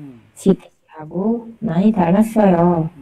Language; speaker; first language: Korean; non-native, learner; Indonesian